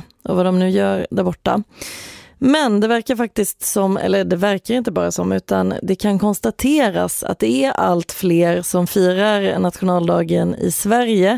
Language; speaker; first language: Swedish; native; Swedish